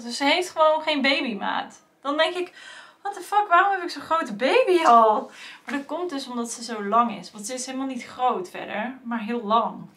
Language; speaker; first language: Dutch; native; Dutch